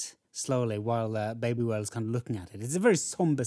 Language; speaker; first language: English; non-native, fluent; Norwegian